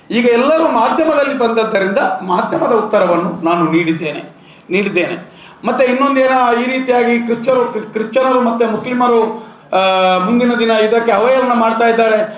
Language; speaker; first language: Kannada; non-native, local second language; Tulu